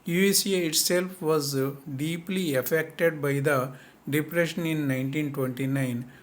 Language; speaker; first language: English; non-native, local second language; Telugu